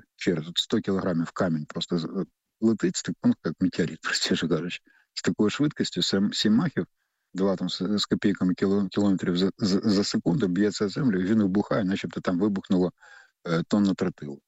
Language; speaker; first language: Ukrainian; native; Ukrainian